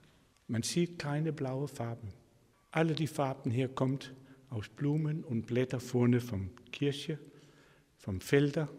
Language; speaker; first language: German; non-native, fluent; Danish